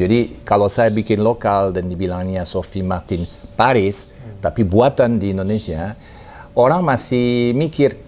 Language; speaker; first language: Indonesian; non-native, fluent; French